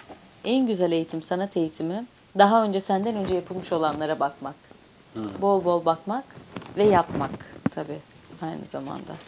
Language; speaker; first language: Turkish; native; Turkish